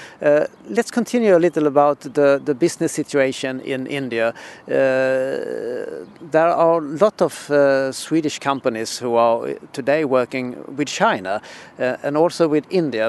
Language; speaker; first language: English; non-native, fluent; Swedish